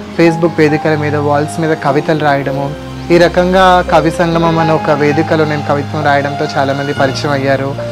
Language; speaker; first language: Telugu; non-native, local second language; Lambadi